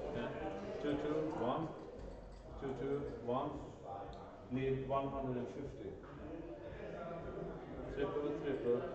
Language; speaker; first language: English; non-native, learner; Norwegian